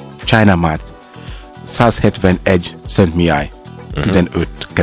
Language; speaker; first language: Hungarian; non-native, learner; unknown